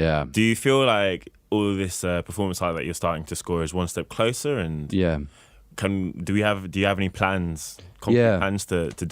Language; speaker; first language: English; native; English